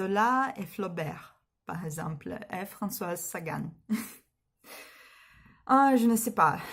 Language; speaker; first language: French; non-native, learner; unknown